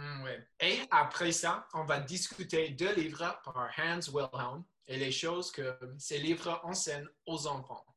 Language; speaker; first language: French; non-native, learner; English